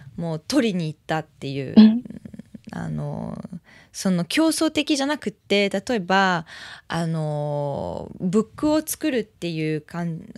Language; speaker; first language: Japanese; non-native, fluent; French